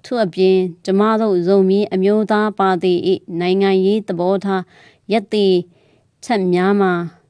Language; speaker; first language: Burmese; non-native, local second language; Tedim Chin